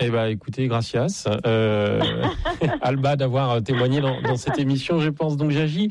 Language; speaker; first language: French; native; French